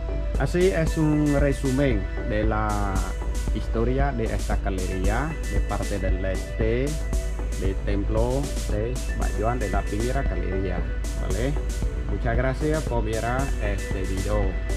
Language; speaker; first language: Spanish; non-native, fluent; Khmer